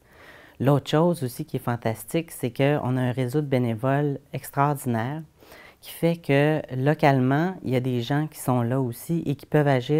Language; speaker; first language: French; native; French